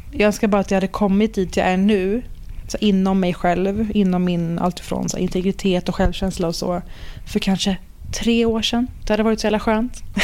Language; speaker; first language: Swedish; early bilingual, other home language; Persian